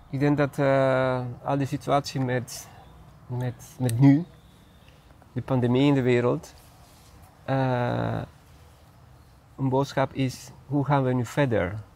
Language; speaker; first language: Dutch; non-native, fluent; Spanish